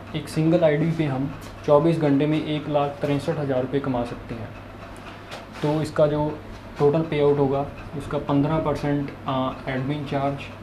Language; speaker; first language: Hindi; non-native, local second language; Punjabi